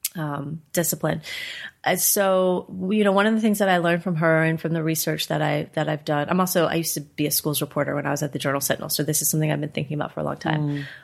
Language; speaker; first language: English; native; English